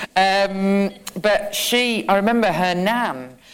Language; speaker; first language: English; native; English